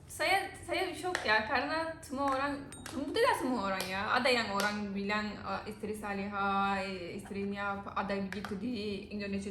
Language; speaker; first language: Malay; non-native, learner; Turkish